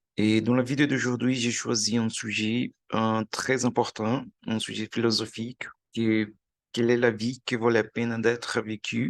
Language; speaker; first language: French; non-native, learner; Portuguese